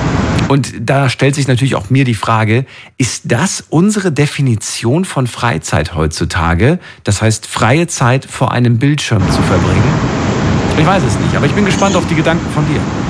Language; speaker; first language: German; native; German